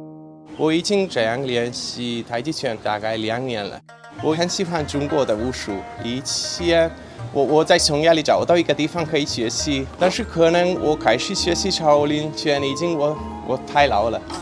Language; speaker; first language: Chinese; non-native, fluent; Hungarian